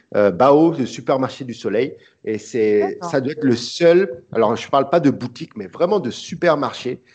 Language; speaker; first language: French; early bilingual, other home language; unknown